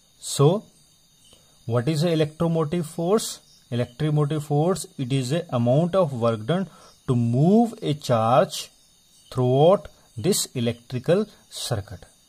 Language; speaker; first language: Hindi; native; Hindi